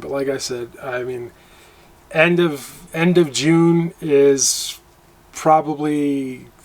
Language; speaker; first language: English; native; English